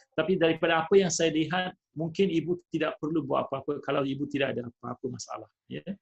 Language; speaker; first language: Malay; non-native, local second language; Tamil